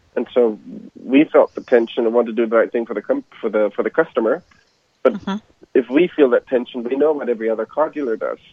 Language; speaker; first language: English; non-native, fluent; German